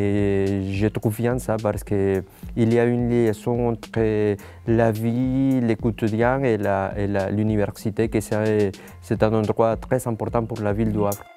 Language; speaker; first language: French; non-native, fluent; Spanish